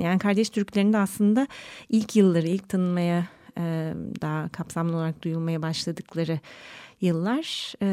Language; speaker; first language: Turkish; native; Turkish